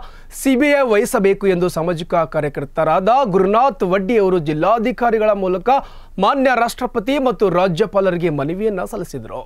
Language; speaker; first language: Kannada; native; Kannada